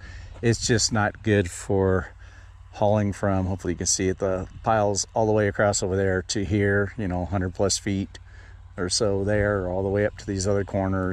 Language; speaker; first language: English; native; English